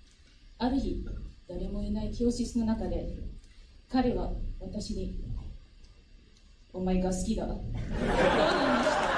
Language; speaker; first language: Japanese; non-native, fluent; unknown